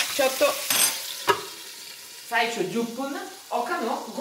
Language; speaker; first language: Japanese; non-native, learner; Italian